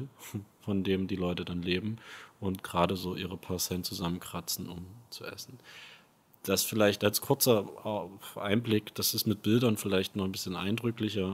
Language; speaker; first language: German; native; German